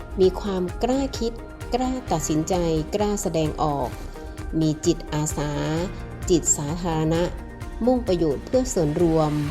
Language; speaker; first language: Thai; native; Thai